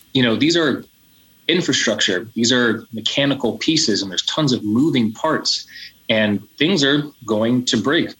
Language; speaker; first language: English; native; English